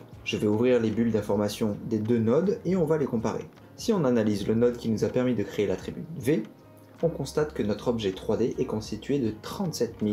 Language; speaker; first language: French; native; French